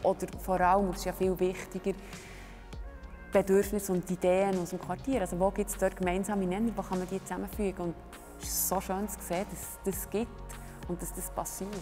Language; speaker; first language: German; native; German